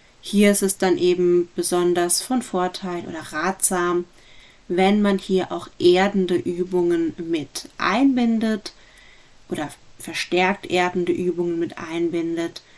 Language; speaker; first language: German; native; German